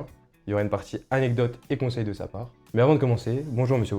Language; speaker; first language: French; native; French